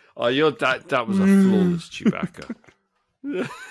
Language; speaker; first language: English; native; English